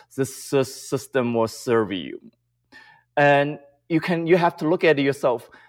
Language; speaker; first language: English; non-native, fluent; Chinese